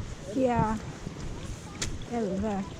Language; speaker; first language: Norwegian; non-native, learner; Filipino